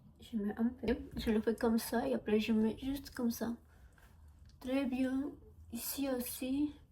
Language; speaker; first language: French; non-native, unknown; Spanish